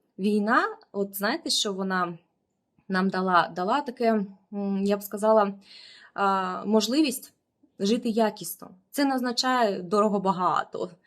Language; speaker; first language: Ukrainian; non-native, local second language; Russian